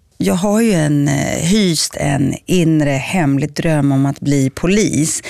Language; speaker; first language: Swedish; early bilingual, other home language; Greek